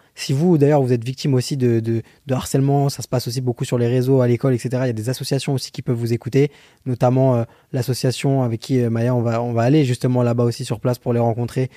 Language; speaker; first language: French; native; French